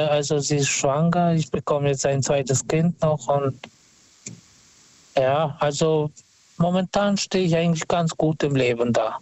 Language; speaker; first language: German; non-native, fluent; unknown